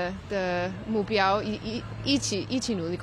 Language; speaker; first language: Chinese; early bilingual, heritage; English